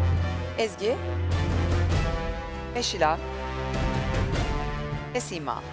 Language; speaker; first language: Turkish; native; Turkish